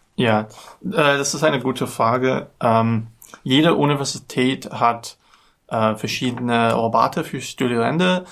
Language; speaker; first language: German; non-native, learner; English